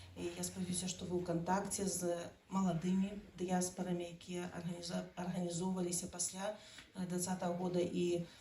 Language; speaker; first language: Belarusian; non-native, local second language; Russian